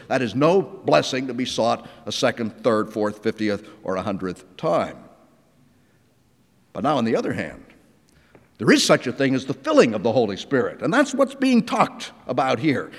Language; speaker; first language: English; native; English